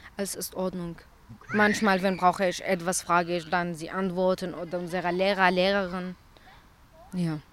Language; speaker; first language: German; non-native, fluent; Arabic